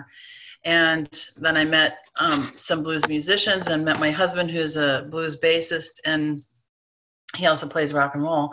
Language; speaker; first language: English; native; English